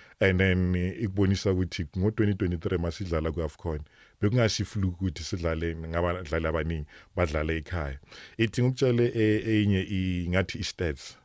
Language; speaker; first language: Zulu; non-native, local second language; Northern Sotho